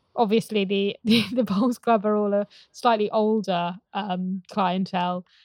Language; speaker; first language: English; native; English